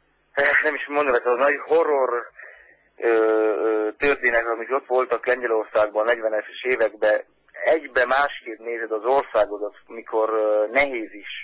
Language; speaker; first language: Hungarian; early bilingual, heritage; Hungarian